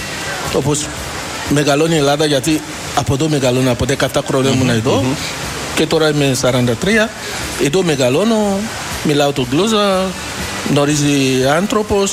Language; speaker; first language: Greek; non-native, local second language; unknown